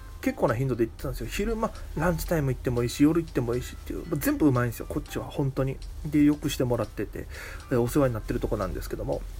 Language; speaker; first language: Japanese; native; Japanese